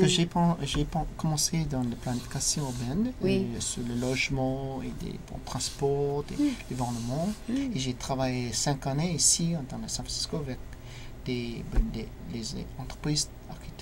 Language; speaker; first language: French; non-native, learner; English